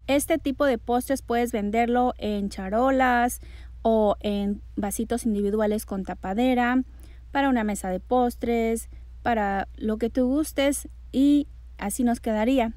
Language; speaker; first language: Spanish; native; Spanish